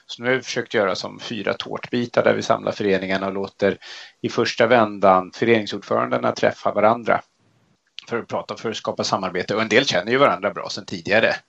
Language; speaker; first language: Swedish; native; Swedish